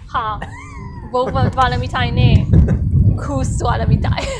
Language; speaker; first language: Hindi; non-native, learner; English